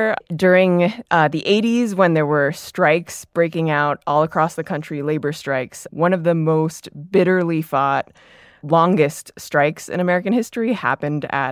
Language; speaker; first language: English; native; English